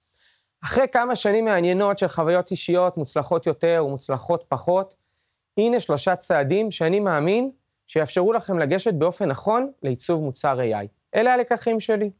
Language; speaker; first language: Hebrew; native; Hebrew